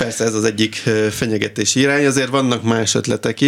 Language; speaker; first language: Hungarian; native; Hungarian